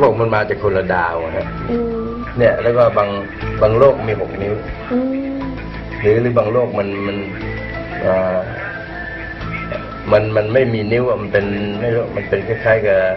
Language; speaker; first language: Thai; native; Thai